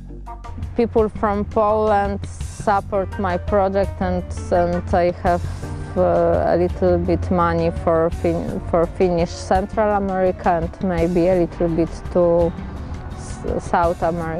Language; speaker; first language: English; non-native, learner; Polish